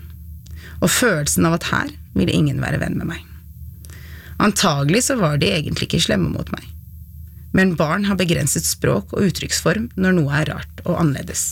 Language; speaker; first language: Norwegian; early bilingual, other home language; Arabic